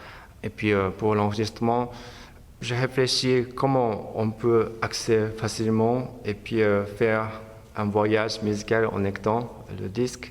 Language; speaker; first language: French; non-native, fluent; Japanese